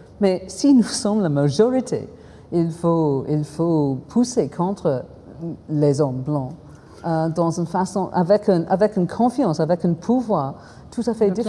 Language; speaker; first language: French; non-native, fluent; English